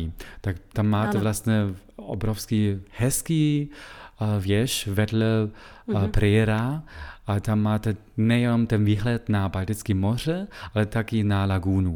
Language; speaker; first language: Czech; non-native, fluent; German